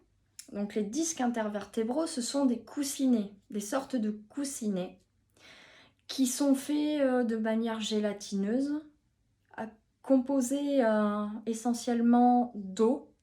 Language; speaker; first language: French; native; French